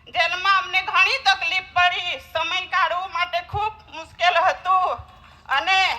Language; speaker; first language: Gujarati; non-native, local second language; Vasavi